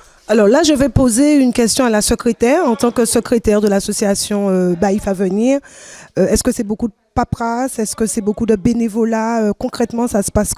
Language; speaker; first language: French; native; French